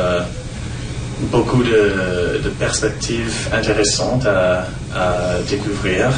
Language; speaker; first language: French; non-native, local second language; English